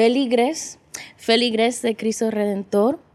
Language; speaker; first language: Spanish; early bilingual, heritage; English